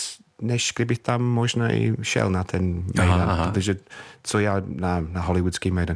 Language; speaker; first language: Czech; non-native, fluent; English